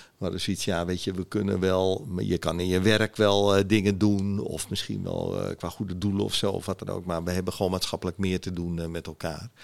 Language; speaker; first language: Dutch; early bilingual, other home language; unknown